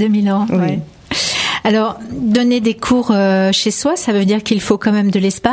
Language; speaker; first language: French; native; French